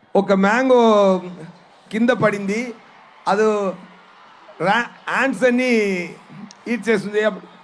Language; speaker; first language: Telugu; non-native, learner; Tamil